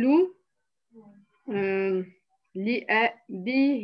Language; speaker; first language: Arabic; non-native, learner; French